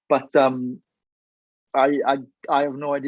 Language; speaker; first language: English; native; English